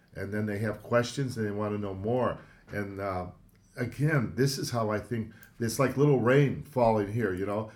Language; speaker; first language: English; native; English